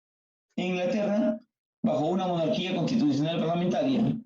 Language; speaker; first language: Spanish; native; Spanish